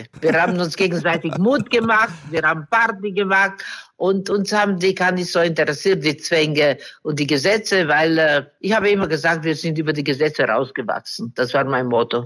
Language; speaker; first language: German; non-native, fluent; Romanian